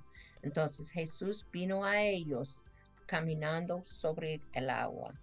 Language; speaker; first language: Spanish; non-native, fluent; English